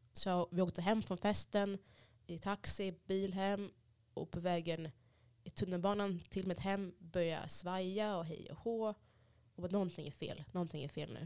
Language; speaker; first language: Swedish; early bilingual, other home language; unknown